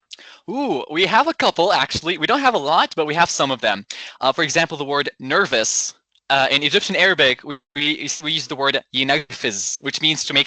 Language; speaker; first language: English; non-native, local second language; Arabic